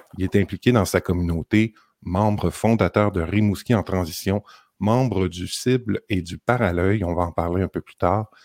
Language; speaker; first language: French; native; French